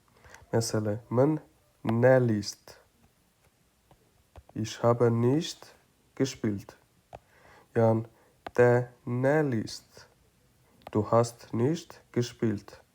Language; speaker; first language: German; non-native, fluent; Kurdish